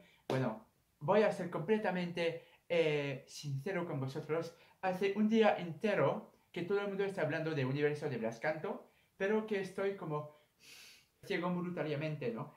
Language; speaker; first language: Spanish; non-native, fluent; French